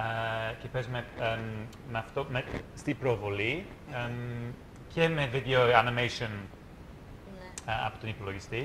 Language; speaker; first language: Greek; non-native, fluent; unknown